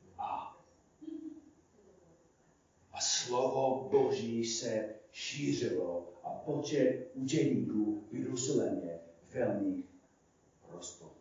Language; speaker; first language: Czech; non-native, fluent; English